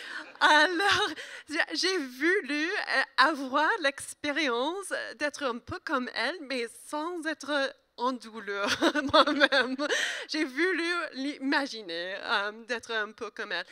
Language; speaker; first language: French; non-native, learner; English